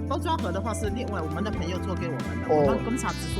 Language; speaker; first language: Chinese; native; Chinese